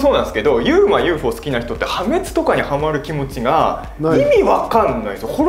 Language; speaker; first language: Japanese; native; Japanese